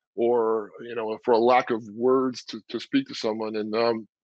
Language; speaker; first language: English; native; English